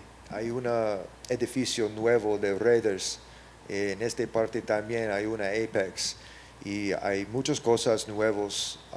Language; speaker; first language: Spanish; non-native, learner; English